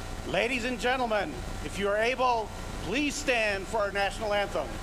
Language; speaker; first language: English; native; English